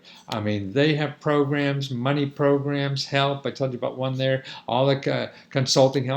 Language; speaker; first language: English; native; English